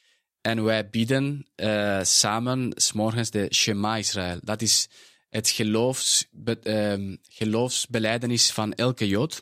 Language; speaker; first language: Dutch; non-native, fluent; Spanish